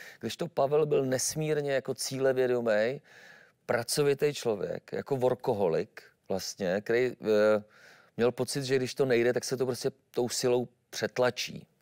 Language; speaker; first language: Czech; native; Czech